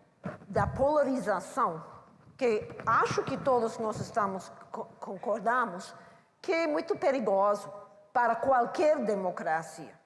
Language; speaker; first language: Portuguese; non-native, learner; English